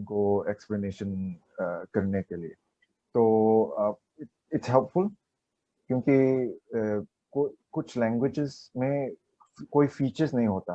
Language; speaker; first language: Hindi; non-native, learner; Chinese